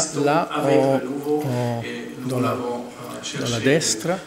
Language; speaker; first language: French; non-native, learner; German